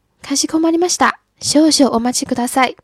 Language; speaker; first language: Japanese; non-native, fluent; Chinese